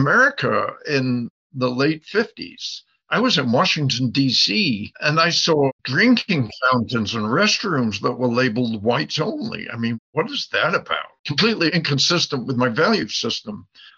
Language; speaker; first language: English; native; English